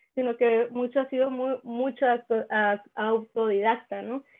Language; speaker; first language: Spanish; native; Spanish